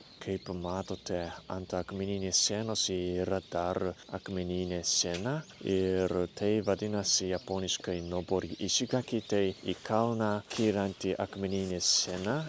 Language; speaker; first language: Lithuanian; non-native, fluent; Japanese